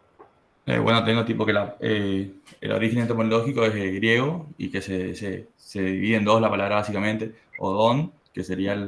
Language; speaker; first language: Spanish; native; Spanish